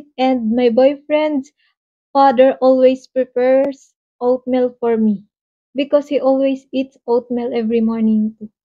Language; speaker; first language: English; non-native, local second language; Waray